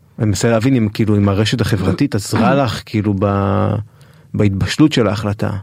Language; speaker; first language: Hebrew; native; Hebrew